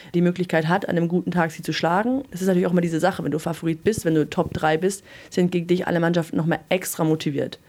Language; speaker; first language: German; native; German